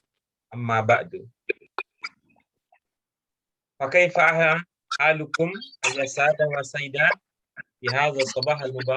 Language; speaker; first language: Arabic; non-native, fluent; Indonesian